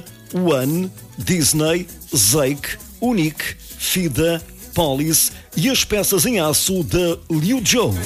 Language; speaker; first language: Portuguese; native; Portuguese